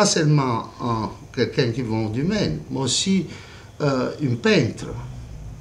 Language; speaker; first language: French; non-native, fluent; Italian